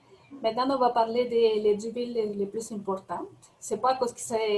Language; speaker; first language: French; non-native, fluent; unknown